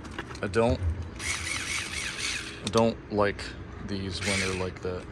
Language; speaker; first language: English; native; English